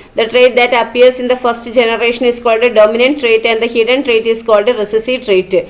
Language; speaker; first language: English; non-native, local second language; Malayalam